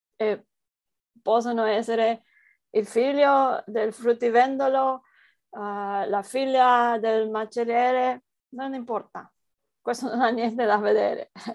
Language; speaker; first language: Italian; non-native, fluent; Spanish